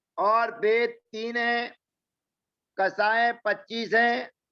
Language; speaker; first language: Hindi; native; Hindi